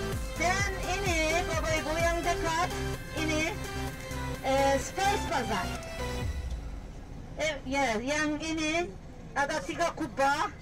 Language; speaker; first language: Indonesian; non-native, learner; Turkish